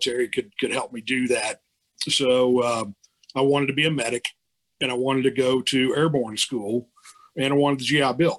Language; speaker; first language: English; native; English